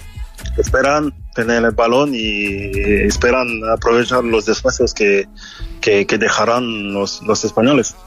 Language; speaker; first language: Spanish; non-native, fluent; French